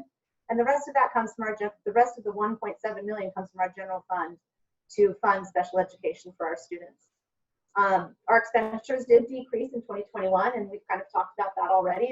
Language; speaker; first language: English; native; English